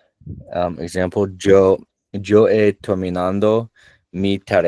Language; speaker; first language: Spanish; non-native, learner; English